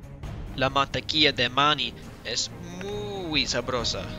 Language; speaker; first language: Spanish; non-native, learner; English